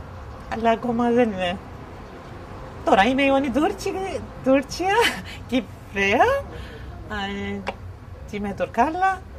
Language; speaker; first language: Greek; non-native, local second language; Turkish